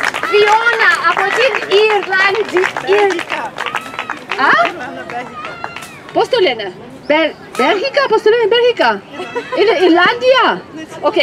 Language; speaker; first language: Greek; non-native, learner; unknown